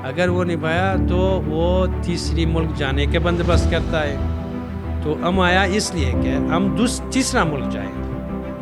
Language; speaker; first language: Hindi; non-native, fluent; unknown